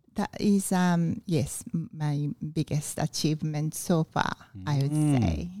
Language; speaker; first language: English; non-native, learner; Japanese